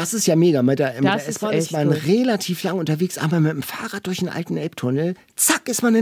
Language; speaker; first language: German; native; German